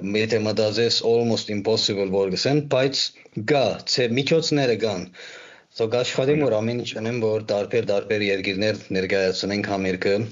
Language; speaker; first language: Armenian; early bilingual, heritage; Armenian